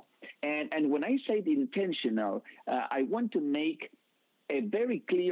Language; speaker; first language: English; non-native, fluent; Spanish